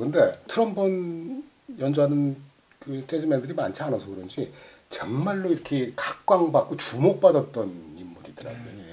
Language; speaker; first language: Korean; native; Korean